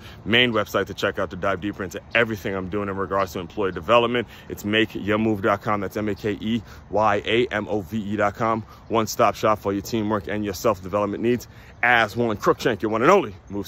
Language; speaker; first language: English; native; English